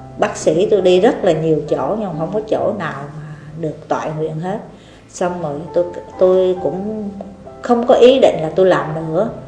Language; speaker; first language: Vietnamese; native; Vietnamese